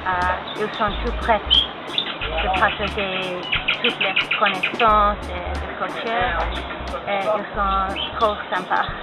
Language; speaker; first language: French; non-native, learner; English